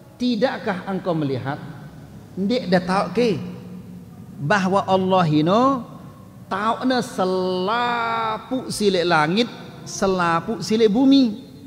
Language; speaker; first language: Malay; non-native, local second language; Sasak